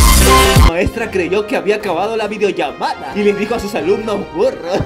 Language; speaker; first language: Spanish; native; Spanish